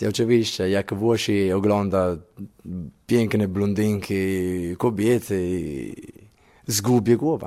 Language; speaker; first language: Polish; non-native, learner; Italian